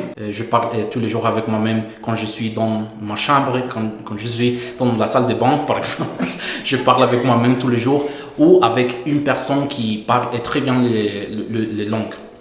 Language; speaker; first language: French; non-native, fluent; Spanish